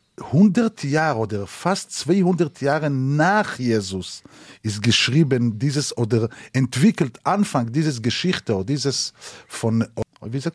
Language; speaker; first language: German; non-native, learner; Hebrew